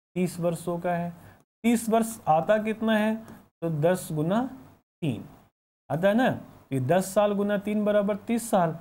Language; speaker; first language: Hindi; native; Hindi